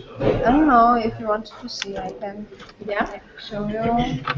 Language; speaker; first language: English; non-native, learner; Lithuanian